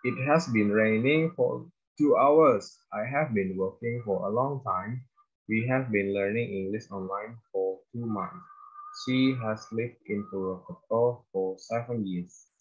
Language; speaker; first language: English; non-native, fluent; Indonesian